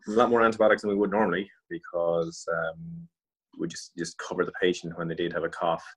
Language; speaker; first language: English; native; English